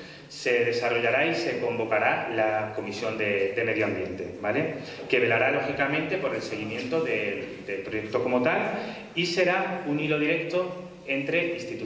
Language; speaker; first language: Spanish; native; Spanish